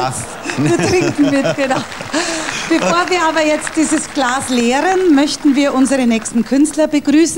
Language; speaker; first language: German; native; German